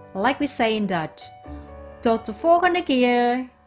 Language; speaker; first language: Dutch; non-native, fluent; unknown